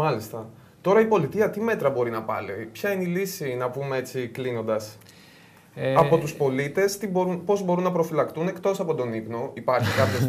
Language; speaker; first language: Greek; native; Greek